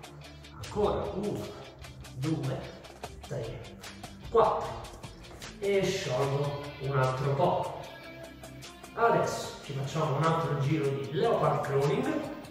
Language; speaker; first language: Italian; native; Italian